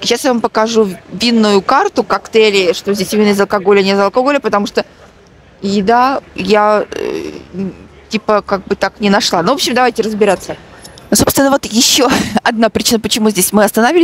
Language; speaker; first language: Russian; native; Russian